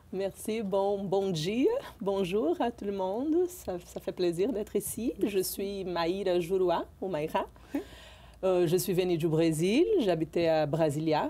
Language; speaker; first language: French; non-native, fluent; Portuguese